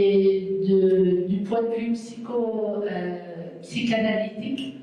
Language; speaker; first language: French; non-native, fluent; Spanish